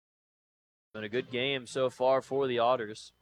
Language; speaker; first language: English; native; English